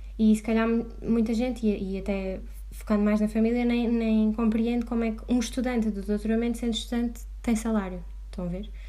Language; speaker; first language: Portuguese; native; Portuguese